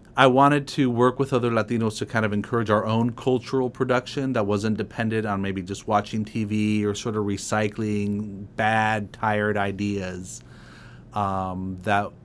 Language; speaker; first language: English; native; English